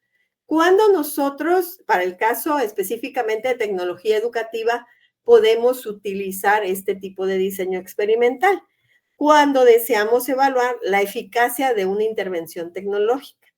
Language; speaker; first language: Spanish; native; Spanish